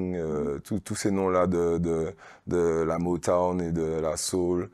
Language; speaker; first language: French; native; French